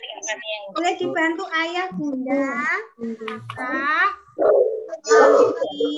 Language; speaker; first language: Indonesian; native; Indonesian